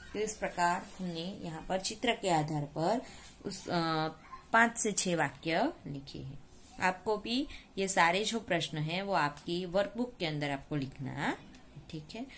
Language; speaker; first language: Hindi; non-native, local second language; Gujarati